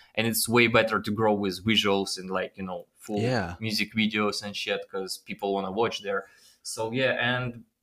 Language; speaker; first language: English; non-native, fluent; Ukrainian